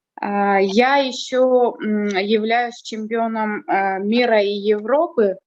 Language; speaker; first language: Russian; non-native, fluent; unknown